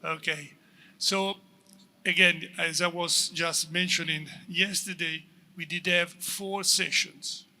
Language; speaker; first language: English; non-native, fluent; Italian